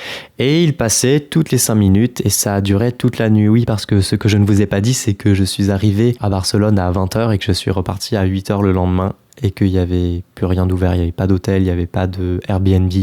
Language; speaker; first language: French; native; French